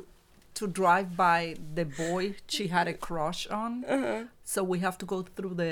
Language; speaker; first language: English; non-native, fluent; Spanish